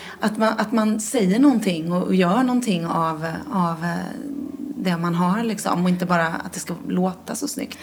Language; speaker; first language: Swedish; native; Swedish